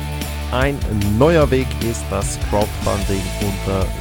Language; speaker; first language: German; native; German